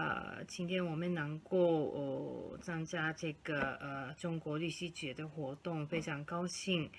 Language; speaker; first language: Chinese; non-native, fluent; Japanese